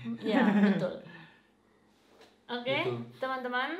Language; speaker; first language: Indonesian; non-native, fluent; Spanish